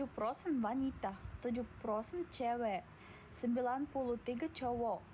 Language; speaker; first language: Indonesian; non-native, learner; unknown